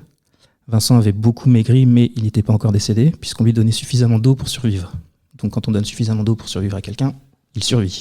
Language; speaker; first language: French; native; French